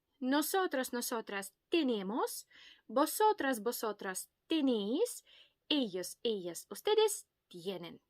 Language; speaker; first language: Spanish; non-native, fluent; Ukrainian